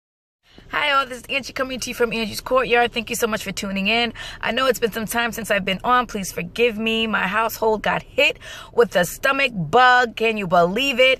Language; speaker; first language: English; native; English